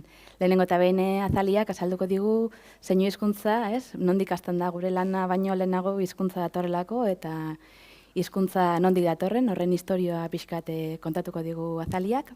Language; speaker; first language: Basque; native; Basque